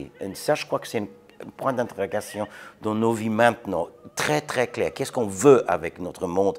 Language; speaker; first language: French; non-native, learner; English